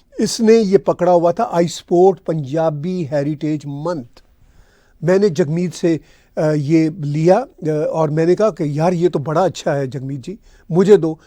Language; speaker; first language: Urdu; non-native, local second language; Punjabi